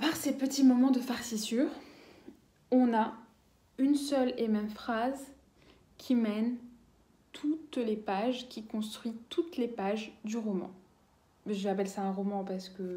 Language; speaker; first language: French; native; French